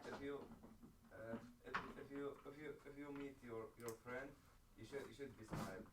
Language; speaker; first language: English; non-native, learner; Arabic